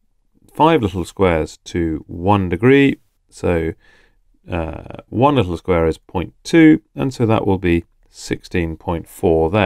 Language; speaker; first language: English; native; English